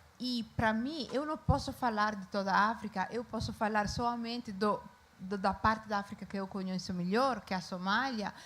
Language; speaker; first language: Portuguese; non-native, fluent; Italian